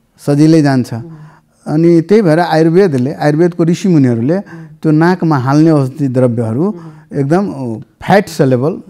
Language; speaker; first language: Nepali; non-native, local second language; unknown